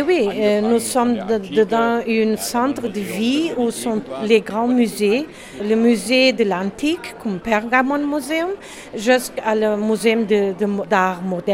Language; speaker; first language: French; non-native, learner; German